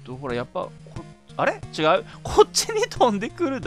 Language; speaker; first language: Japanese; native; Japanese